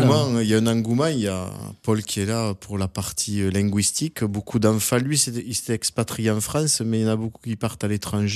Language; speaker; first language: French; native; French